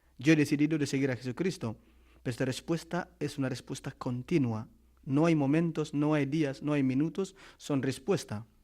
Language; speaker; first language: Spanish; non-native, fluent; Indonesian